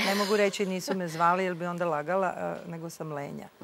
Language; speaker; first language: Serbian; native; Serbian